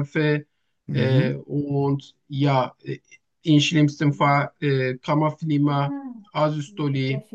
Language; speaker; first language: German; non-native, learner; Turkish